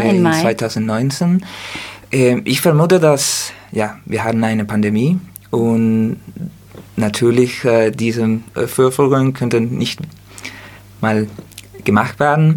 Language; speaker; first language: German; non-native, learner; Spanish